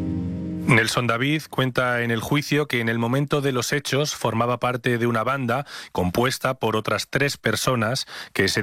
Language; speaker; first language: Spanish; native; Spanish